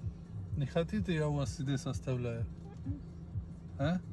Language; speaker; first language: Russian; non-native, learner; Turkish